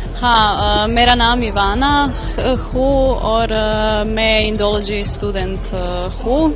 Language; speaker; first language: Hindi; non-native, learner; Croatian